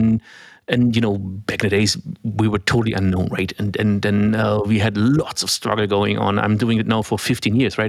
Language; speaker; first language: English; non-native, fluent; German